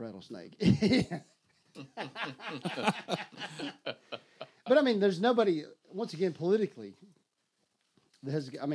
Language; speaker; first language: English; native; English